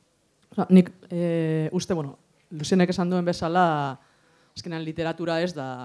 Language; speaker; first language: Basque; native; Basque